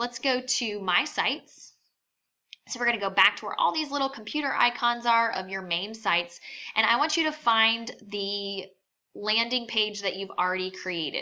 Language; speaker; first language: English; native; English